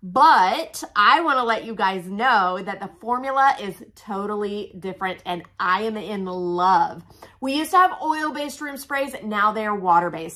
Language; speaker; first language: English; native; English